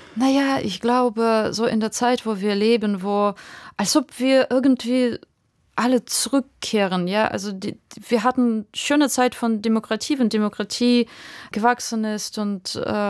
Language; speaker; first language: German; non-native, fluent; Russian